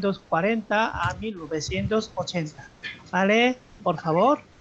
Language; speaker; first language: Spanish; non-native, fluent; Korean